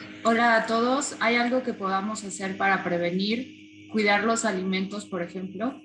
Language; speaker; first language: Spanish; native; Spanish